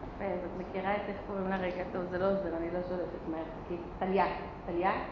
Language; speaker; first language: Hebrew; early bilingual, other home language; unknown